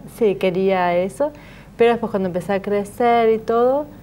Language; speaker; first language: Spanish; native; Spanish